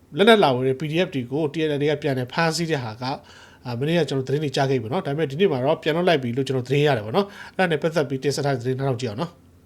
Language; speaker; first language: Burmese; native; Burmese